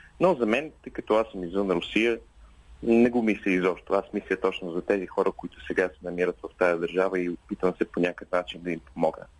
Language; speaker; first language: Bulgarian; native; Bulgarian